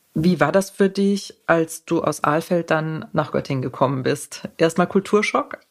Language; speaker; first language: German; native; German